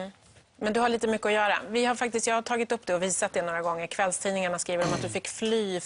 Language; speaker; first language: Swedish; native; Swedish